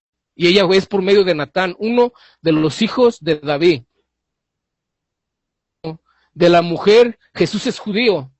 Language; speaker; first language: Spanish; native; Spanish